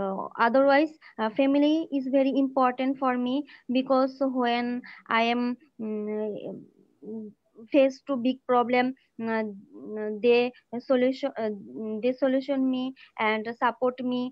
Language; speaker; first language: English; non-native, learner; Bangla